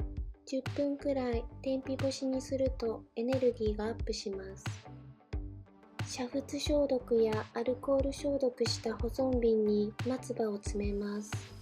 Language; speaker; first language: Japanese; native; Japanese